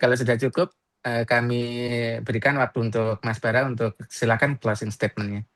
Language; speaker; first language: Indonesian; native; Indonesian